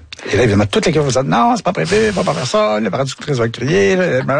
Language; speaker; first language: French; native; French